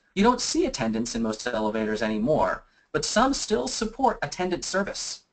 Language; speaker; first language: English; native; English